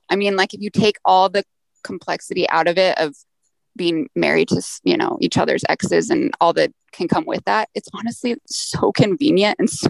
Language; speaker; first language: English; native; English